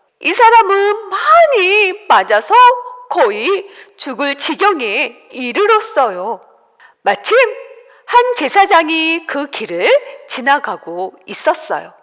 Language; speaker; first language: Korean; native; Korean